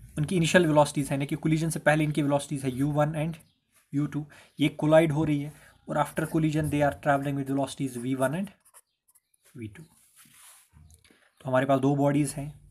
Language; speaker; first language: Hindi; non-native, local second language; Kashmiri